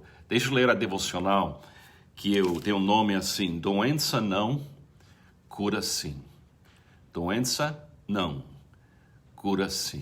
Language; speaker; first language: Portuguese; non-native, fluent; English